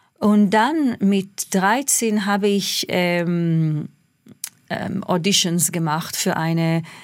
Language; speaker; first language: German; non-native, fluent; Hebrew